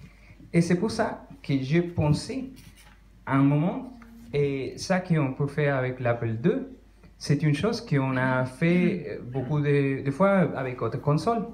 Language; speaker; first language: French; non-native, fluent; Spanish